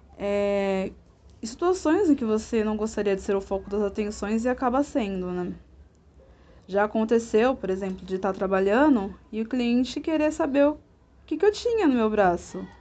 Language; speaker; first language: Portuguese; native; Portuguese